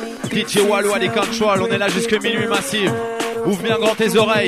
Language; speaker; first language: French; native; French